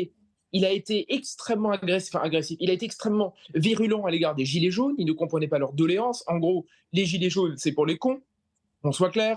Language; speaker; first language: French; native; French